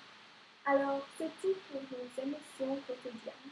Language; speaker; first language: French; non-native, learner; English